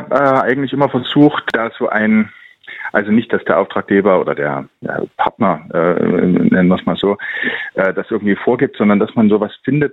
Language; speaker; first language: German; native; German